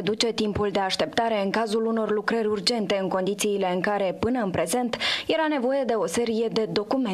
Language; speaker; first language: Romanian; native; Romanian